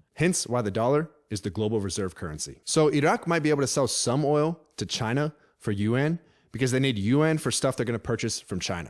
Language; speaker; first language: English; native; English